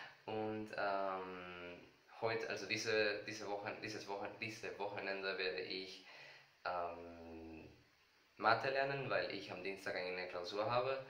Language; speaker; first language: German; non-native, learner; Spanish